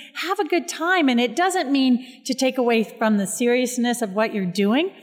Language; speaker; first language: English; native; English